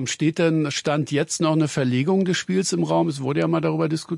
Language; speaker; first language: German; native; German